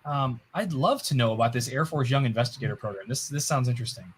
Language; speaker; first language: English; native; English